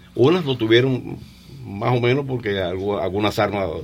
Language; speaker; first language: Spanish; native; Spanish